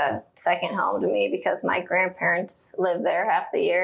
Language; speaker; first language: English; native; English